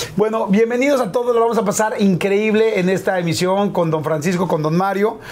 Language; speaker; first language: Spanish; native; Spanish